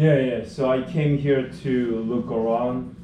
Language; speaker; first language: English; non-native, learner; Korean